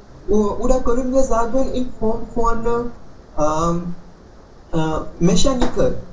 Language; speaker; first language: German; non-native, learner; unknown